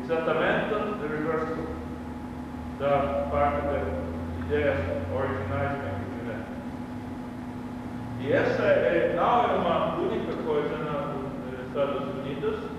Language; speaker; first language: Portuguese; non-native, learner; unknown